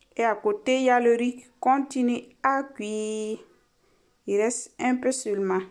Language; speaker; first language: French; non-native, local second language; Mossi